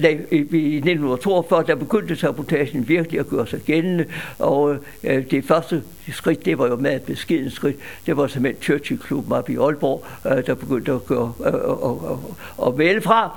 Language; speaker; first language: Danish; native; Danish